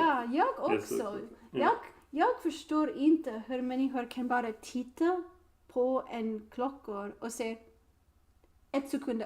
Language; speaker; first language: Swedish; non-native, learner; English